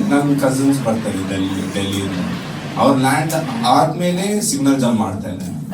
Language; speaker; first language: Kannada; non-native, local second language; Punjabi